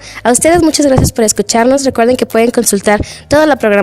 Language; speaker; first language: Spanish; native; Spanish